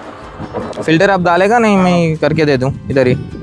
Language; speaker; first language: Hindi; non-native, local second language; Telugu